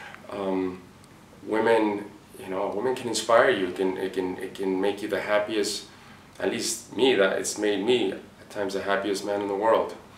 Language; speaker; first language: English; early bilingual, other home language; Spanish